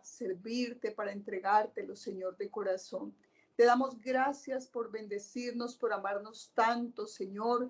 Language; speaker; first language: Spanish; native; Spanish